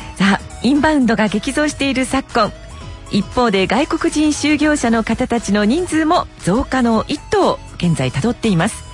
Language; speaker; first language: Japanese; native; Japanese